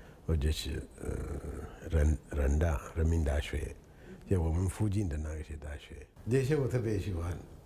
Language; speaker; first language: Chinese; non-native, fluent; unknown